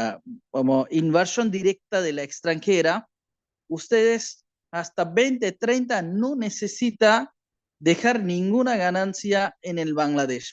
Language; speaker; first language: Spanish; non-native, learner; Bangla